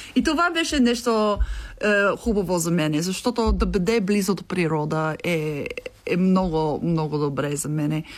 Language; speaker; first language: Bulgarian; non-native, learner; English